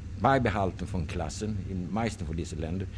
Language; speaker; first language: German; non-native, learner; Swedish